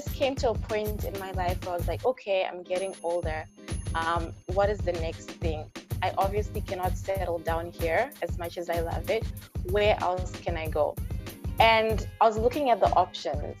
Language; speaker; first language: English; non-native, local second language; Shona